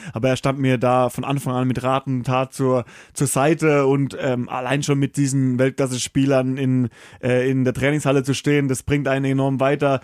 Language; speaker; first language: German; native; German